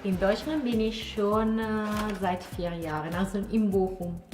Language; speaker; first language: German; non-native, fluent; Italian